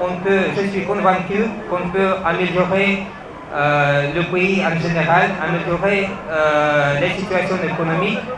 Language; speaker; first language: French; non-native, fluent; Russian